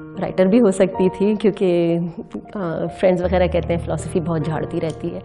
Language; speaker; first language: Urdu; native; Urdu